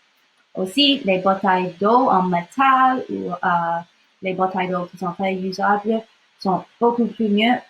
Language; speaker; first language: French; non-native, local second language; English